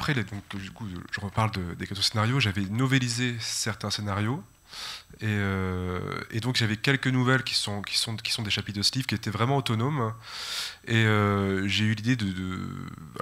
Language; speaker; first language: French; native; French